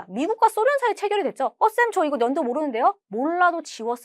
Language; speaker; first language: Korean; native; Korean